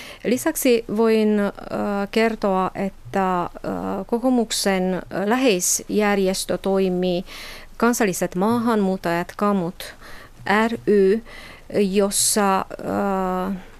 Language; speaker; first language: Finnish; non-native, fluent; Romanian